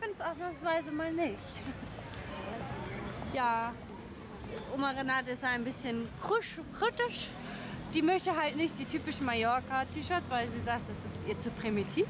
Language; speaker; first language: German; native; German